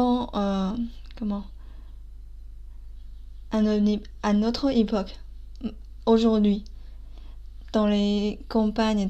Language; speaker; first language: French; non-native, fluent; Chinese